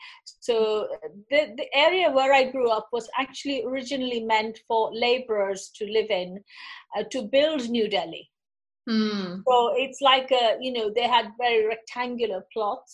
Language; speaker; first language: English; non-native, local second language; Bangla